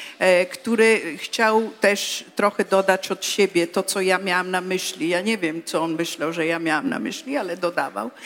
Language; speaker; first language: Polish; non-native, fluent; Italian